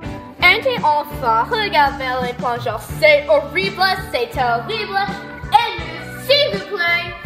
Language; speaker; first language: French; non-native, learner; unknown